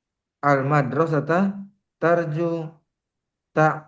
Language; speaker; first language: Arabic; non-native, learner; Indonesian